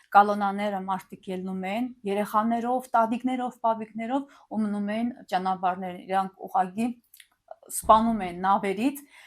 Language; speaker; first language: Armenian; early bilingual, heritage; Armenian